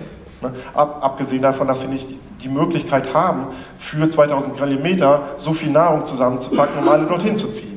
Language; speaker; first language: German; native; German